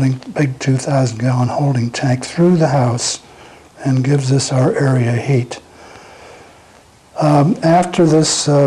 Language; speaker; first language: English; native; English